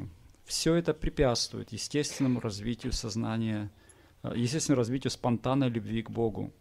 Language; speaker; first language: Russian; native; Russian